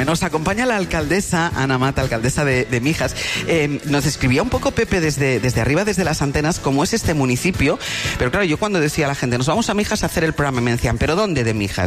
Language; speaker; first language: Spanish; native; Spanish